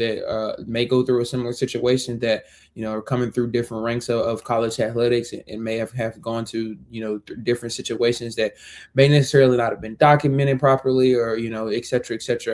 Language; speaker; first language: English; native; English